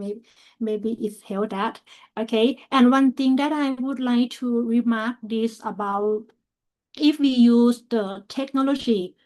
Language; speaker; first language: English; non-native, fluent; Thai